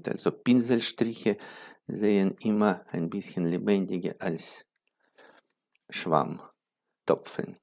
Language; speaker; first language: German; non-native, fluent; Russian